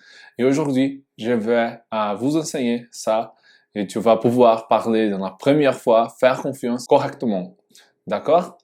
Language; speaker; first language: French; non-native, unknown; Portuguese